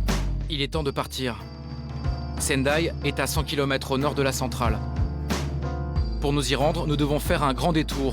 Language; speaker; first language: French; native; French